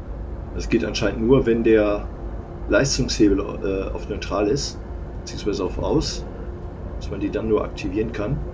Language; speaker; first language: German; native; German